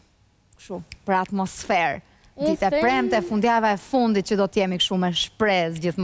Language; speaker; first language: Albanian; native; Albanian